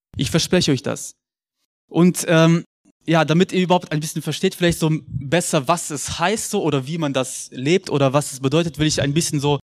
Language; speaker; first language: German; early bilingual, other home language; Russian